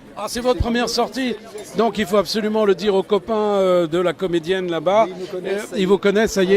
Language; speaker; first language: French; native; French